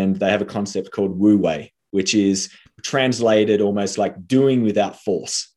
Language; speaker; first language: English; native; English